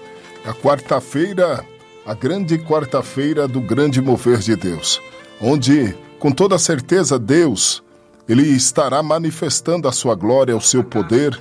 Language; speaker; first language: Portuguese; native; Portuguese